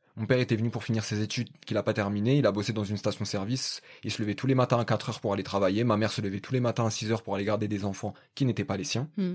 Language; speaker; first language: French; early bilingual, other home language; Arabic